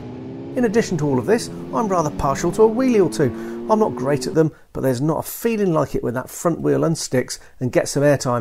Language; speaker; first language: English; native; English